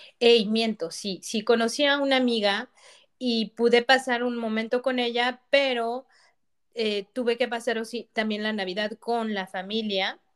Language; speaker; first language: Spanish; native; Spanish